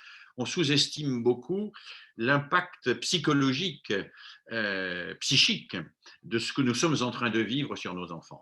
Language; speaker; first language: French; native; French